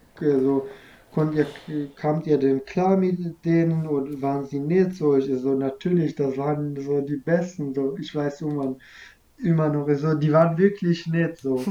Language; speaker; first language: German; non-native, fluent; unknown